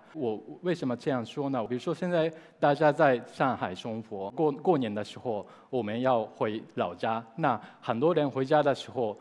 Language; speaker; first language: Chinese; non-native, fluent; Japanese